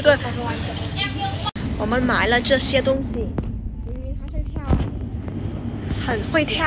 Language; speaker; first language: Chinese; non-native, fluent; Vietnamese